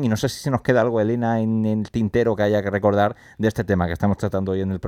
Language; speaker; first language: Spanish; native; Spanish